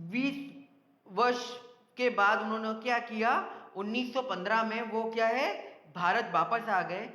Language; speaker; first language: Hindi; non-native, local second language; Gujarati